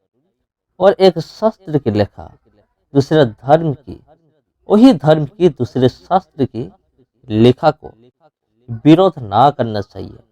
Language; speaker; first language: Hindi; non-native, local second language; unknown